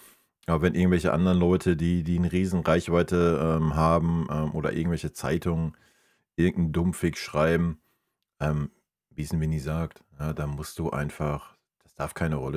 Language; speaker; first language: German; native; German